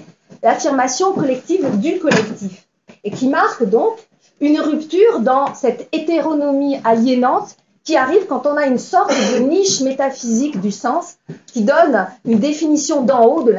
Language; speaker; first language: French; native; French